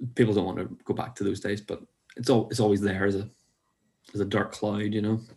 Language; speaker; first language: English; native; English